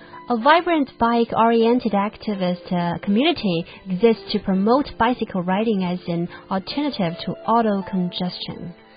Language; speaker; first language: English; non-native, fluent; Chinese